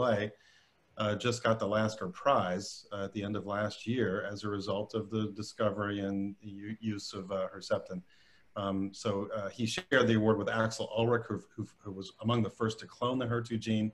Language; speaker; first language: English; native; English